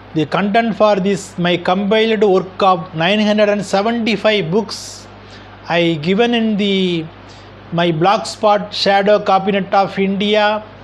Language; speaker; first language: English; non-native, local second language; Tamil